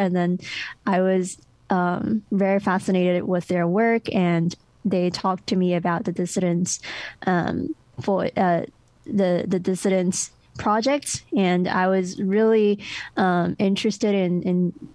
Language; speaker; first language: English; non-native, local second language; Cantonese